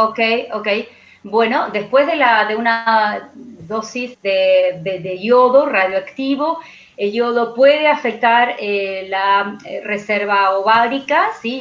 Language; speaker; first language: Spanish; native; Spanish